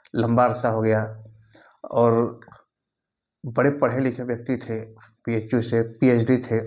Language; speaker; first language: Hindi; native; Hindi